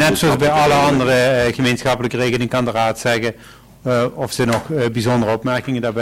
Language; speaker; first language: Dutch; native; Dutch